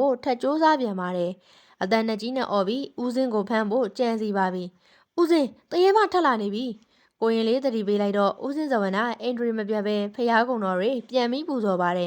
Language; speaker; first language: Burmese; native; Burmese